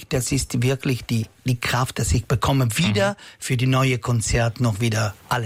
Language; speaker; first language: German; non-native, local second language; Italian